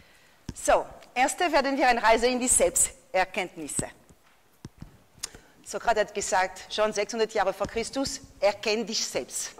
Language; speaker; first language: German; non-native, fluent; French